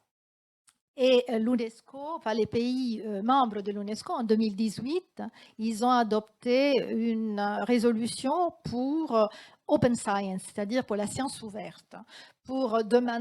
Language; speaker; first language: French; non-native, fluent; Italian